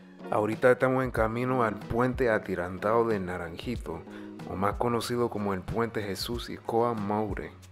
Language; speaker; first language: Spanish; native; Spanish